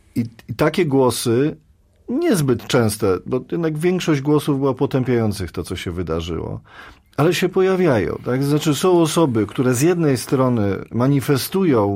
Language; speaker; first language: Polish; native; Polish